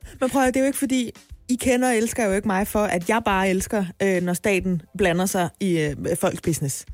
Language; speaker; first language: Danish; native; Danish